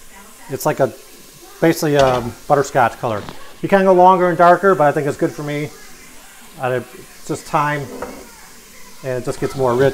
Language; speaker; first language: English; native; English